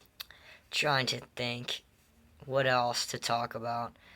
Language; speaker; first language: English; native; English